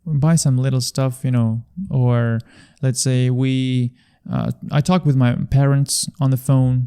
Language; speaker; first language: English; non-native, fluent; Uzbek